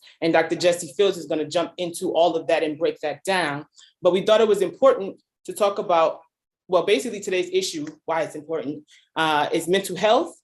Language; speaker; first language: English; native; English